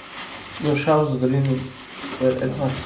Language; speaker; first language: German; non-native, learner; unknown